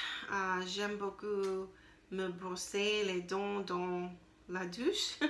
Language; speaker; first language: French; non-native, learner; English